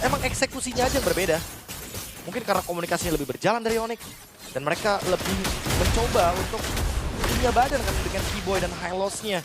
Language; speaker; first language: Indonesian; native; Indonesian